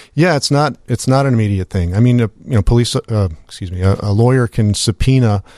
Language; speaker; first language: English; early bilingual, other home language; Ukrainian